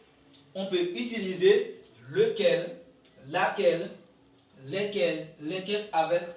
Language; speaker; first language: French; non-native, local second language; Haitian Creole